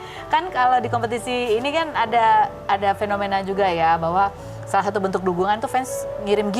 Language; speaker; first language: Indonesian; native; Indonesian